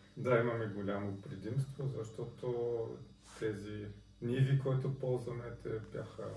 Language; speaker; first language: Bulgarian; non-native, fluent; German